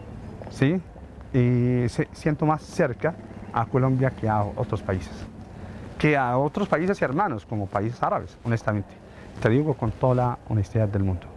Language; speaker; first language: Spanish; non-native, fluent; Arabic